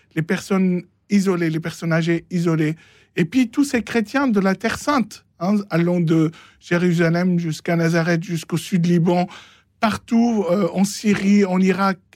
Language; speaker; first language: French; non-native, local second language; Arabic